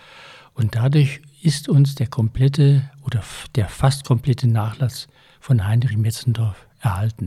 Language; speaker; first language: German; native; German